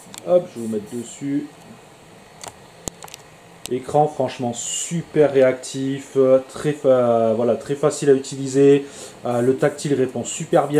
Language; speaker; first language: French; native; French